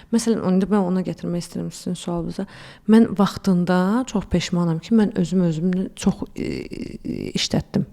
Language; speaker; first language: Azerbaijani; early bilingual, heritage; Azerbaijani